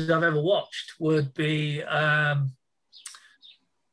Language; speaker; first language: English; native; English